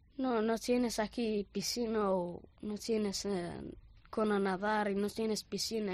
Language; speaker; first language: Spanish; non-native, learner; Arabic